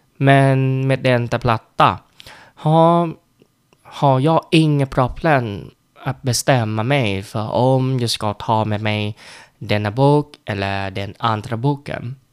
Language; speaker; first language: Swedish; non-native, learner; Vietnamese